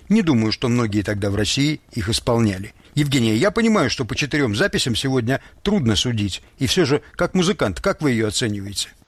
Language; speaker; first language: Russian; native; Russian